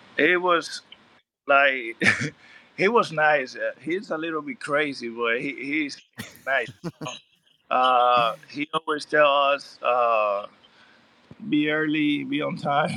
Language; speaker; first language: English; non-native, learner; Spanish